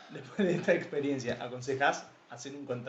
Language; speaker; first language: Spanish; native; Spanish